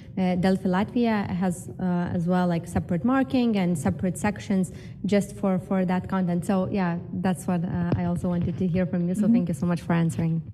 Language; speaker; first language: English; non-native, fluent; Lithuanian